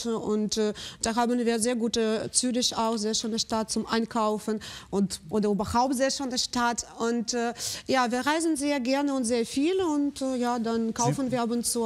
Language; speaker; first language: German; non-native, fluent; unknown